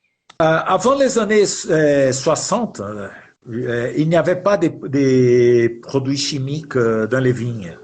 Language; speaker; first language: French; non-native, fluent; Portuguese